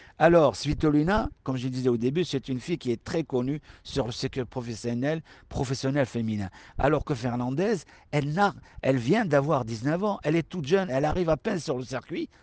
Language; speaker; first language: French; non-native, local second language; Arabic